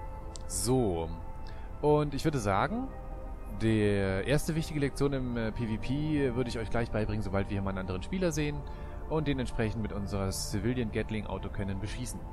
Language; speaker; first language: German; native; German